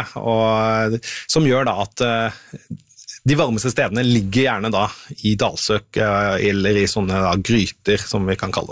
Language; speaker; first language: Norwegian; native; Norwegian